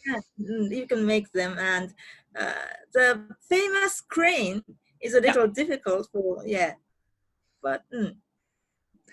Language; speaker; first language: English; non-native, learner; Japanese